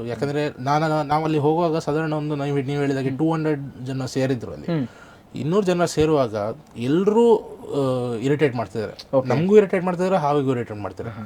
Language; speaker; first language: Kannada; non-native, local second language; Konkani